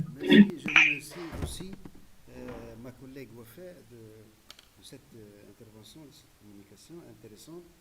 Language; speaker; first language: French; non-native, local second language; Arabic